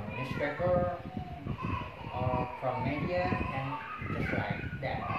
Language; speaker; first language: English; non-native, learner; Indonesian